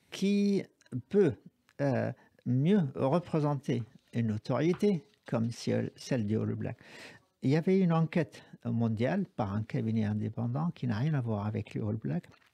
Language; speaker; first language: French; non-native, fluent; Arabic